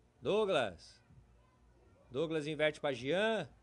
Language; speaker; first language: Portuguese; native; Portuguese